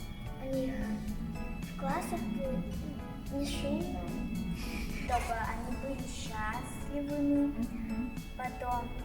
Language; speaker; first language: Russian; non-native, local second language; Kazakh